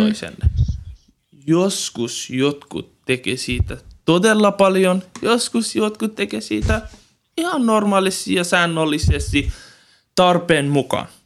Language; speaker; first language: Finnish; non-native, learner; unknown